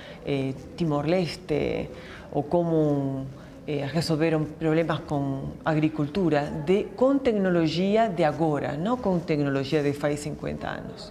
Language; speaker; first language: Spanish; non-native, learner; Portuguese